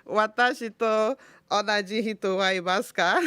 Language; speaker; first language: Japanese; non-native, learner; Igbo